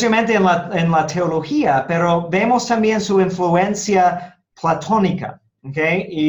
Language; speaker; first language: Spanish; non-native, fluent; English